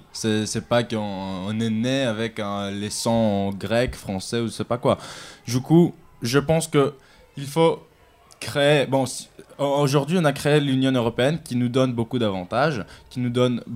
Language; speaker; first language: French; non-native, fluent; Greek